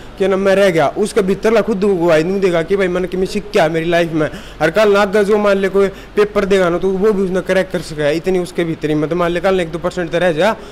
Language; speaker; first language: Hindi; native; Hindi